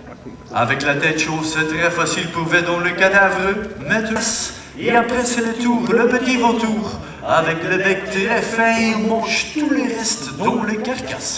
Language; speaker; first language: French; non-native, learner; Dutch